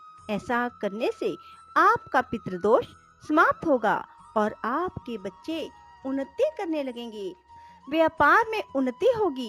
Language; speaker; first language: Hindi; native; Hindi